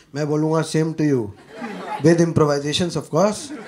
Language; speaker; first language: Hindi; native; Hindi